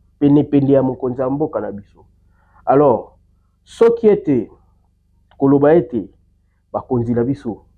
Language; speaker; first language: Lingala; native; Lingala